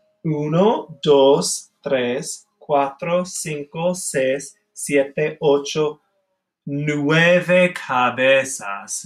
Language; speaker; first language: Spanish; non-native, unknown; English